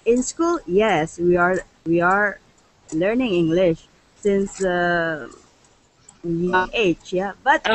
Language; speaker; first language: English; non-native, learner; Indonesian